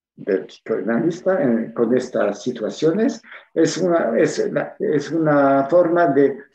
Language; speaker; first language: Spanish; non-native, fluent; French